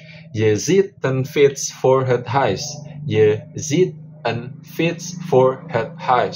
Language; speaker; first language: Dutch; non-native, fluent; Indonesian